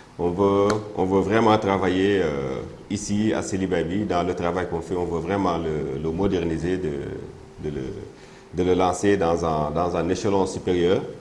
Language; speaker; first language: French; non-native, local second language; Soninke